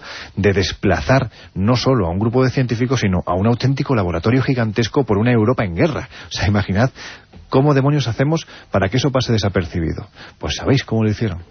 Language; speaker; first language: Spanish; native; Spanish